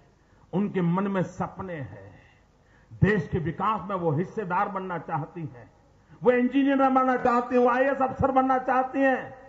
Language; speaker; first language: Hindi; non-native, local second language; Gujarati